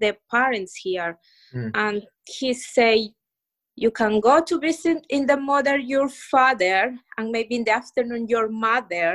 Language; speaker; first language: English; non-native, fluent; Spanish